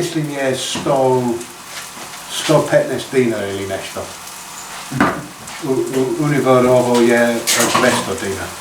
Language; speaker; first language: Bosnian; non-native, learner; English